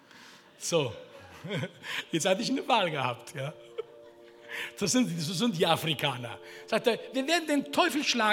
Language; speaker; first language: German; non-native, fluent; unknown